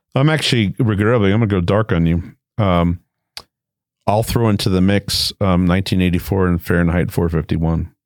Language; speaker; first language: English; native; English